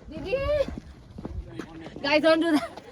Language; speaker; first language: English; non-native, local second language; Nepali